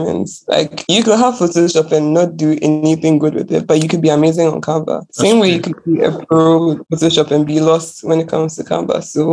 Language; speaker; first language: English; non-native, local second language; Akan